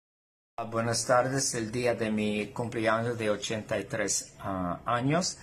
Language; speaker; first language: Spanish; non-native, fluent; English